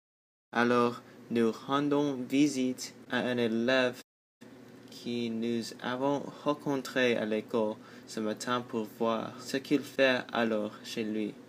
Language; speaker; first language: French; non-native, learner; English